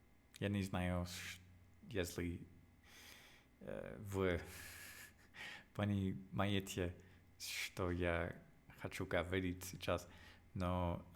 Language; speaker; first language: Russian; non-native, learner; English